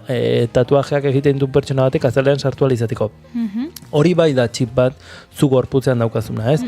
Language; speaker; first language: Basque; native; Basque